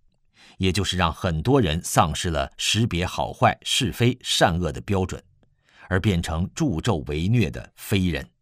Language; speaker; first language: Chinese; native; Chinese